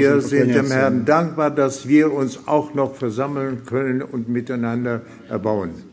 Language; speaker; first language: German; non-native, fluent; Russian